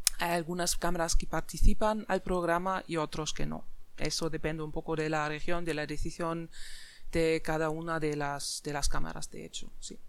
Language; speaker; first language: Spanish; non-native, fluent; German